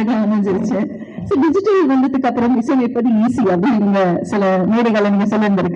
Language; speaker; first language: Tamil; native; Tamil